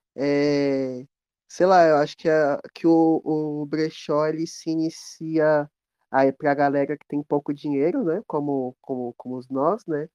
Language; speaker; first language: Portuguese; native; Portuguese